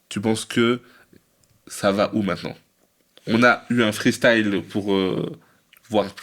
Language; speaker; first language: French; native; French